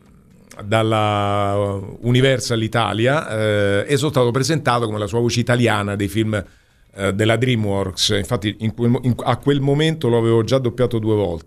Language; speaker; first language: Italian; native; Italian